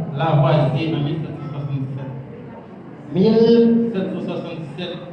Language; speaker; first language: French; non-native, local second language; Haitian Creole